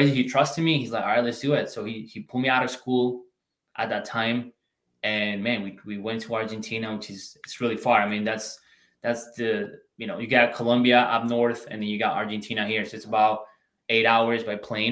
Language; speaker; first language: English; non-native, fluent; Spanish